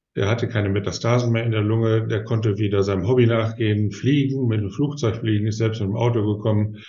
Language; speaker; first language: German; native; German